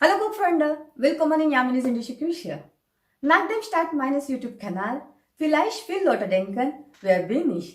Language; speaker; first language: German; non-native, fluent; Marathi